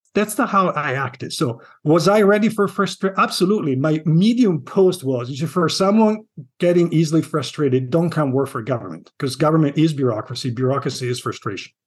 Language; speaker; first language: English; non-native, fluent; Italian